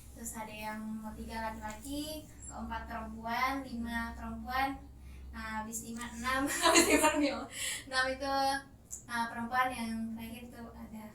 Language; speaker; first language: Indonesian; native; Indonesian